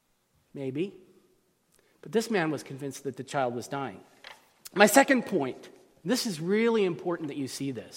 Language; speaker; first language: English; native; English